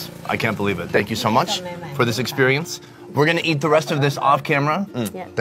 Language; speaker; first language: English; native; English